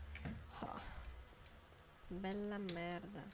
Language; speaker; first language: Italian; native; Italian